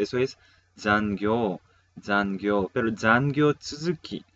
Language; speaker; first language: Spanish; non-native, fluent; Korean